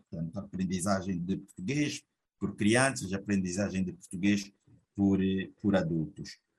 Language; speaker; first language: Portuguese; native; Portuguese